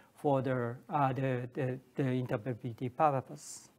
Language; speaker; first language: English; non-native, learner; Japanese